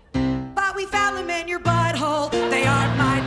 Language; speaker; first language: English; native; English